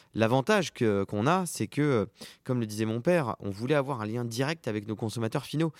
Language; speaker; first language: French; non-native, local second language; Arabic